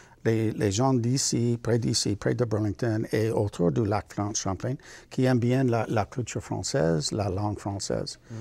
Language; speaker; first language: French; non-native, learner; English